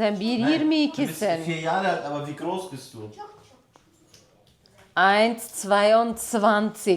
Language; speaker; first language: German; early bilingual, other home language; Turkish